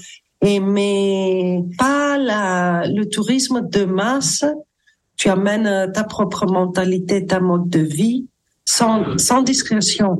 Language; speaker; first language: French; non-native, fluent; Greek